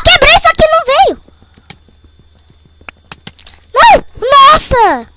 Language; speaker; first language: Portuguese; native; Portuguese